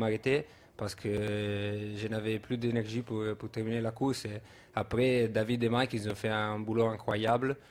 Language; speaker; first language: French; non-native, fluent; Italian